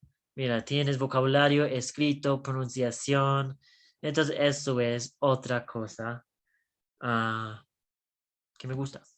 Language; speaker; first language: Spanish; non-native, learner; English